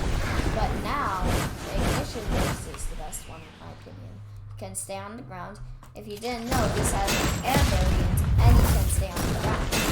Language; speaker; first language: English; native; English